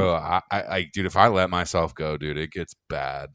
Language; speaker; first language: English; native; English